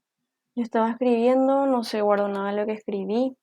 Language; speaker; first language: Spanish; native; Spanish